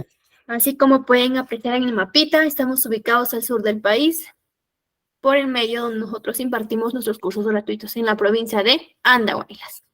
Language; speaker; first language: Spanish; native; Spanish